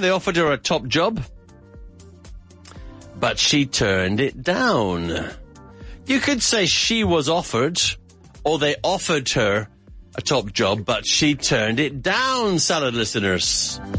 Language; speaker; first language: English; native; English